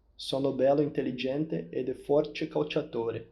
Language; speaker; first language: Italian; non-native, learner; Portuguese